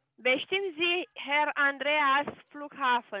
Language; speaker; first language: German; non-native, learner; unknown